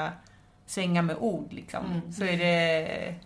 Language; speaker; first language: Swedish; native; Swedish